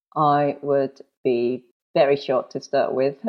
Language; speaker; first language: English; non-native, fluent; Japanese